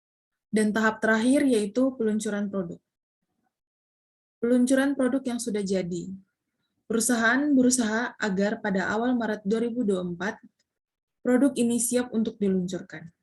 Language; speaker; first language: Indonesian; native; Indonesian